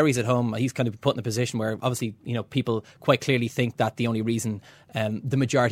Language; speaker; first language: English; native; English